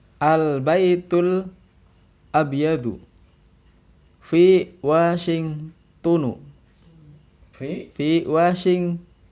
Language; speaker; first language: Arabic; non-native, learner; Indonesian